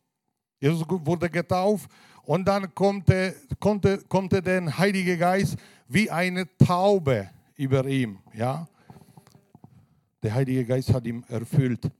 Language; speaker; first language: German; non-native, fluent; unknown